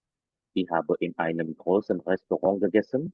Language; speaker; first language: German; non-native, fluent; Indonesian